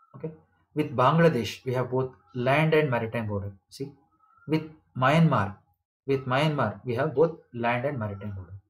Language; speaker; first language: English; non-native, local second language; Kannada